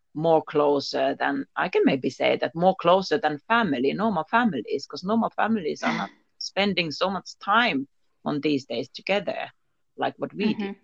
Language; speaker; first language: English; non-native, learner; Finnish